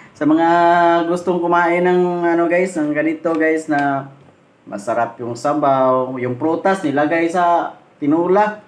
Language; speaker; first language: Filipino; non-native, local second language; Cebuano